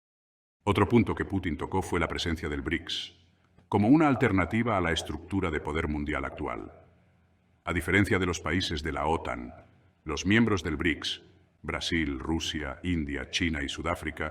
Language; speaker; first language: Spanish; native; Spanish